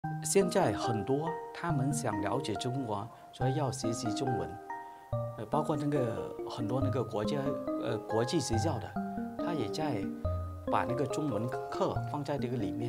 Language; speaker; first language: Chinese; early bilingual, heritage; Chinese